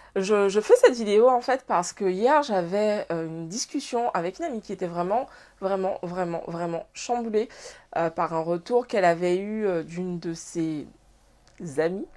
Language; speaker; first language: French; native; French